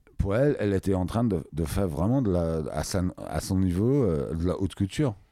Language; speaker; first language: French; non-native, fluent; English